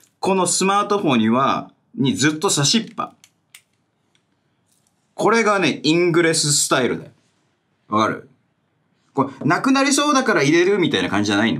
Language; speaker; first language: Japanese; native; Japanese